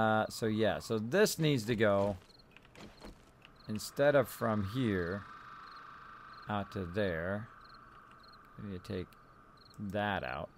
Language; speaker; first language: English; native; English